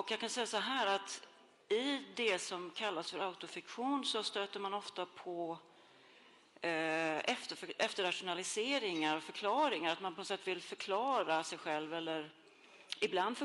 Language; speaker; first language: Swedish; native; Swedish